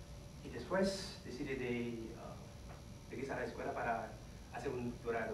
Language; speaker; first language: Spanish; non-native, fluent; Haitian Creole